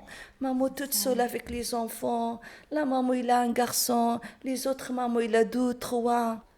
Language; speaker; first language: French; non-native, learner; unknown